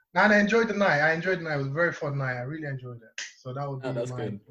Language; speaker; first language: English; non-native, local second language; Yoruba